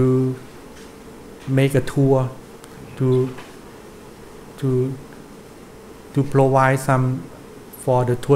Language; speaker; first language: English; non-native, learner; Thai